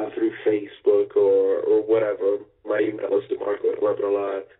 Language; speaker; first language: English; native; English